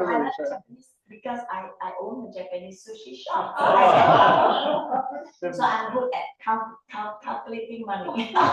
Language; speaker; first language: English; non-native, fluent; Min Nan Chinese